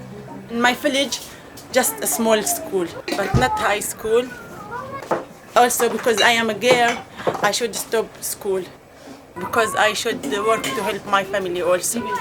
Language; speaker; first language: English; non-native, learner; Arabic